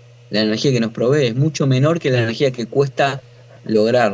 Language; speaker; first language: Spanish; native; Spanish